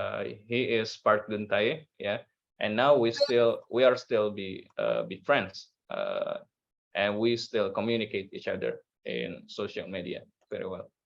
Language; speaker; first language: English; non-native, learner; Indonesian